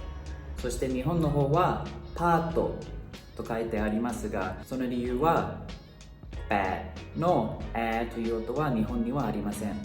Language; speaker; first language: Japanese; non-native, fluent; Thai